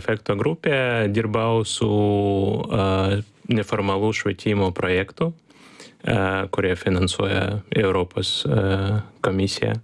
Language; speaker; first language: Lithuanian; non-native, learner; Ukrainian